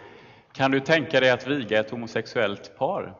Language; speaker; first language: Swedish; native; Swedish